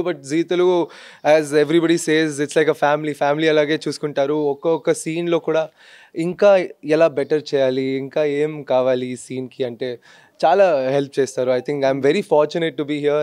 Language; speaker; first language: Telugu; non-native, local second language; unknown